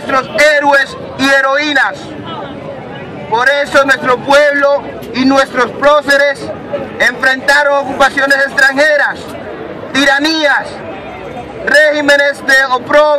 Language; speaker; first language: Spanish; native; Spanish